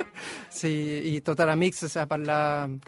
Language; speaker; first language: Catalan; non-native, learner; Korean